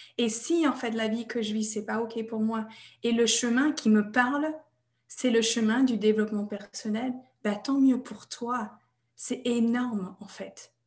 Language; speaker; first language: French; non-native, fluent; English